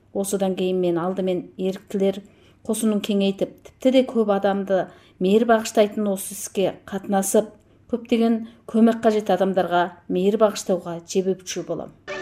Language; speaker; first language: Kazakh; non-native, local second language; Tatar